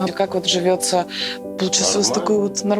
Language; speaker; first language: Russian; native; Russian